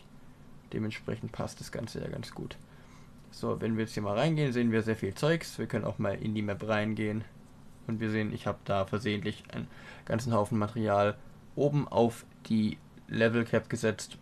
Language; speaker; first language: German; native; German